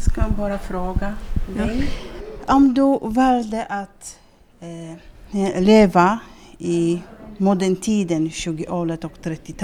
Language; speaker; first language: Swedish; non-native, learner; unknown